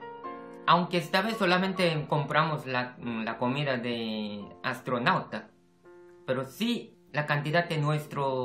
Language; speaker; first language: Spanish; non-native, fluent; Korean